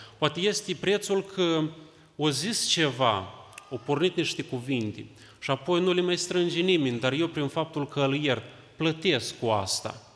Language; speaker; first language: Romanian; native; Romanian